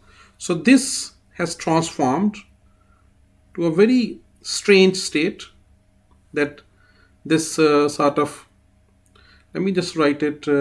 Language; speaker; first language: English; non-native, fluent; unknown